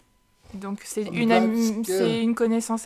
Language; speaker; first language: French; native; French